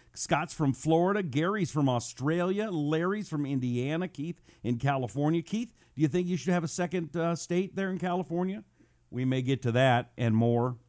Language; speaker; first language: English; native; English